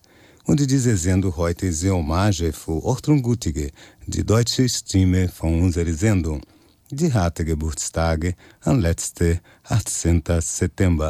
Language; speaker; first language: German; non-native, fluent; Portuguese